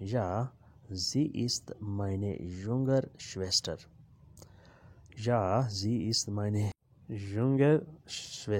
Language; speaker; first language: German; non-native, learner; Urdu